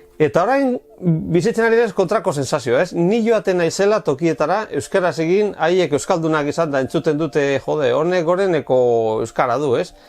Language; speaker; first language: Basque; non-native, local second language; Spanish